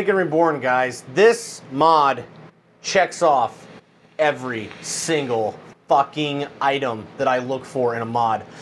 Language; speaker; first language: English; native; English